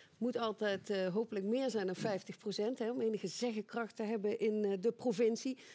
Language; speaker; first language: Dutch; native; Dutch